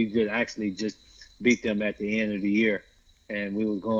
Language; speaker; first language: English; native; English